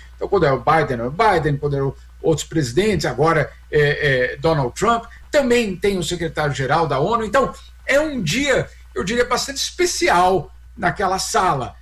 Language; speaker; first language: Portuguese; native; Portuguese